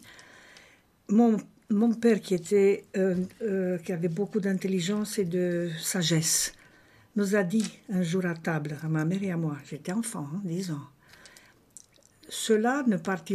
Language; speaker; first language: French; non-native, fluent; Romanian